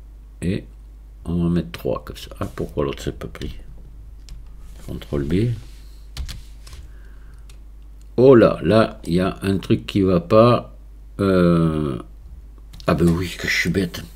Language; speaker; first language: French; native; French